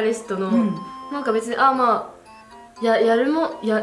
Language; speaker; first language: Japanese; native; Japanese